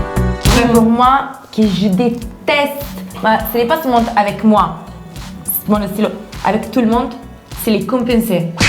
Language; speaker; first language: French; non-native, learner; Italian